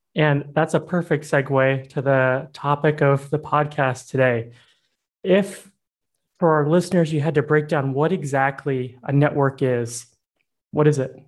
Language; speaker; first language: English; early bilingual, other home language; Burmese